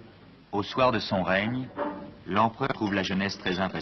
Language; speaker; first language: French; native; French